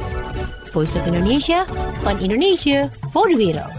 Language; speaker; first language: Dutch; non-native, fluent; Indonesian